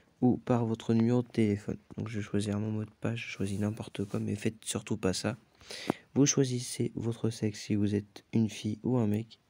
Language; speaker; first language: French; native; French